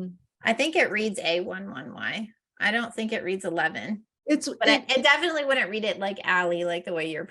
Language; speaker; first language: English; native; English